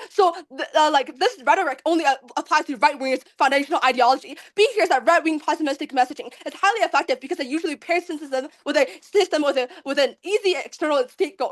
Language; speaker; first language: English; non-native, fluent; Chinese